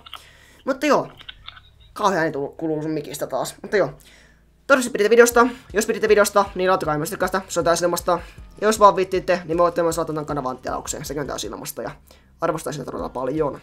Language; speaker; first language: Finnish; native; Finnish